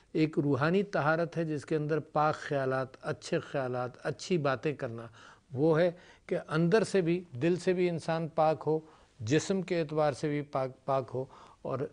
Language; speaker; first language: Urdu; native; Urdu